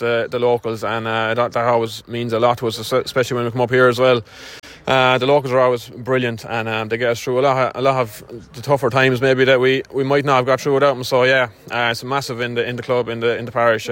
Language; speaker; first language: English; native; English